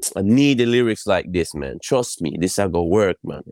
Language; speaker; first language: English; non-native, fluent; Japanese